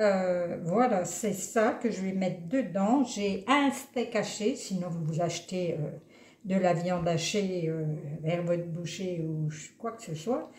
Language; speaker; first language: French; native; French